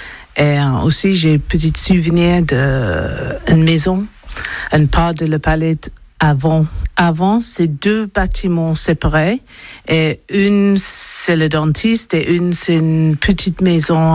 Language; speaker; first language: French; non-native, learner; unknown